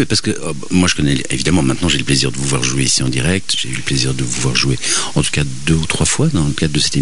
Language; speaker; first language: French; native; French